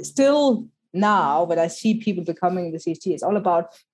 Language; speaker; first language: English; non-native, local second language; Danish